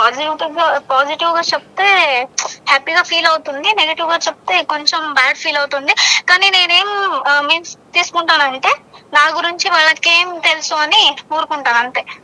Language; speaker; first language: Telugu; non-native, local second language; Kannada